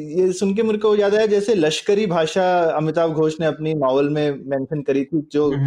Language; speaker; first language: Hindi; native; Hindi